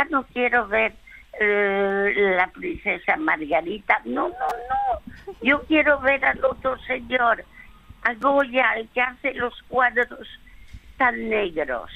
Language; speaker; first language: Spanish; early bilingual, other home language; French